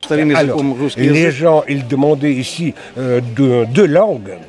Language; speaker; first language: French; non-native, fluent; Russian